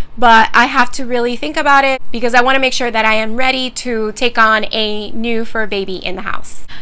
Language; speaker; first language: English; early bilingual, other home language; Spanish